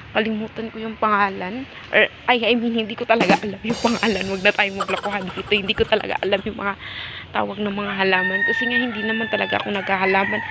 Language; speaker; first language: Filipino; non-native, local second language; Cebuano